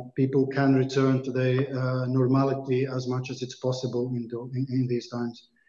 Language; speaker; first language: English; non-native, fluent; Latvian